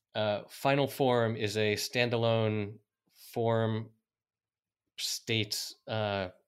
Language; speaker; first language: English; native; English